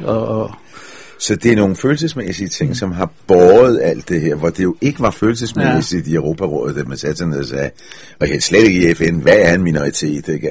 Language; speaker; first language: Danish; non-native, fluent; Hebrew